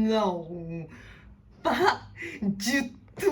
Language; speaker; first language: French; non-native, fluent; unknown